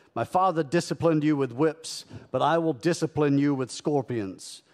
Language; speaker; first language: English; native; English